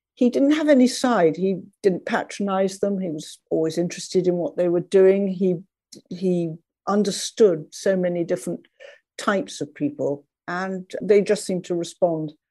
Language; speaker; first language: English; native; English